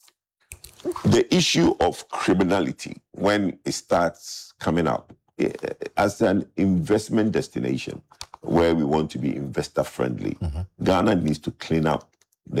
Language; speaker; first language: English; non-native, local second language; Akan